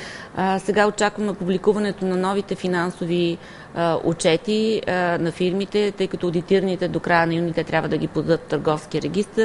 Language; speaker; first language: Bulgarian; native; Bulgarian